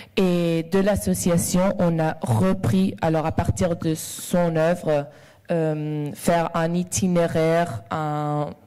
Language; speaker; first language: French; non-native, local second language; Galician